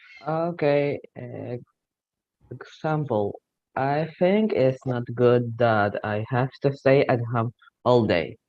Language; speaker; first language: English; non-native, learner; Spanish